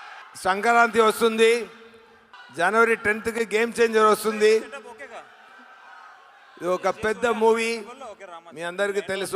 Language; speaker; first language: Telugu; non-native, learner; Tamil